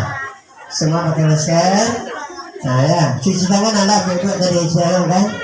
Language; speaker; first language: Indonesian; native; Indonesian